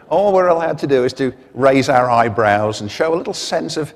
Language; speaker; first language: English; native; English